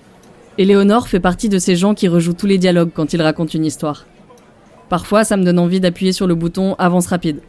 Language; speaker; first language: French; native; French